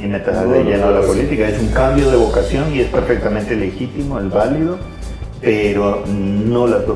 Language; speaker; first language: Spanish; native; Spanish